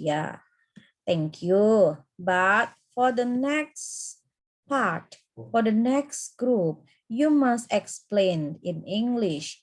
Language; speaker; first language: English; non-native, fluent; Indonesian